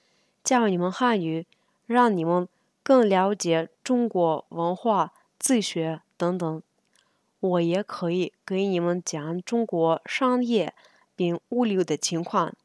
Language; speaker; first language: Chinese; non-native, fluent; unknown